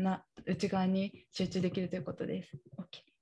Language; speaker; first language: Japanese; native; Japanese